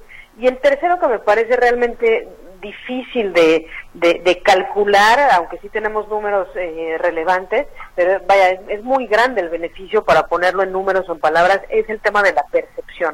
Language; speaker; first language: Spanish; native; Spanish